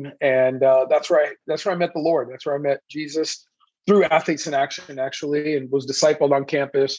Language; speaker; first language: English; early bilingual, other home language; Persian